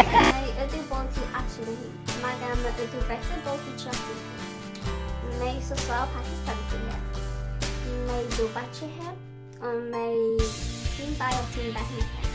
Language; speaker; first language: Hindi; non-native, learner; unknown